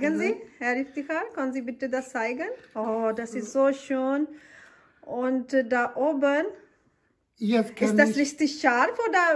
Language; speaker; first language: German; non-native, learner; Urdu